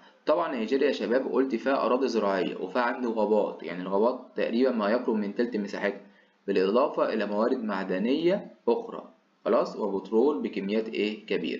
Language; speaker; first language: Arabic; native; Arabic